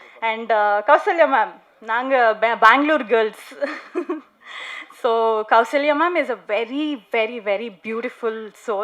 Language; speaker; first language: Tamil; non-native, learner; Kannada